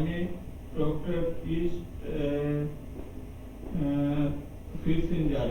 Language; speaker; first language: German; non-native, learner; Urdu